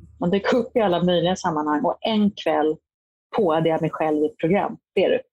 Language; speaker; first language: Swedish; native; Swedish